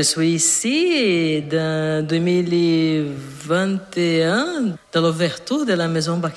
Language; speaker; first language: French; non-native, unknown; Portuguese